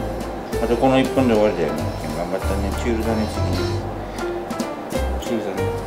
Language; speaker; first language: Japanese; native; Japanese